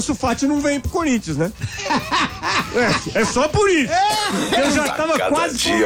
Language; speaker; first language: Portuguese; native; Portuguese